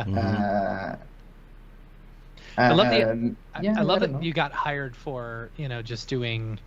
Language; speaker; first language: English; native; English